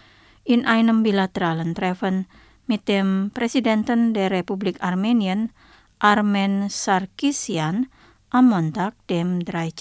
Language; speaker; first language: German; non-native, fluent; Indonesian